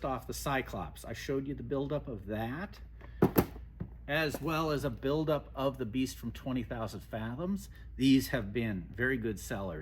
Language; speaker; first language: English; native; English